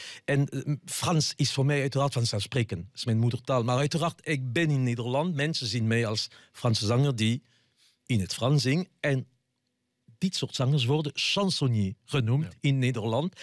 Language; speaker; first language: Dutch; non-native, fluent; French